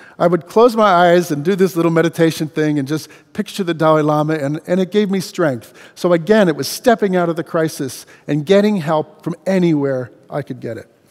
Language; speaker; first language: English; native; English